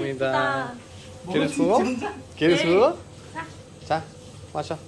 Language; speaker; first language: Spanish; native; Spanish